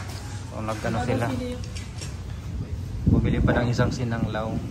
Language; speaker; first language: Filipino; native; Filipino